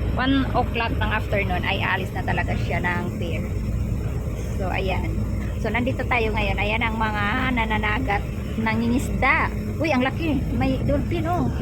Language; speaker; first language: Filipino; non-native, local second language; Cebuano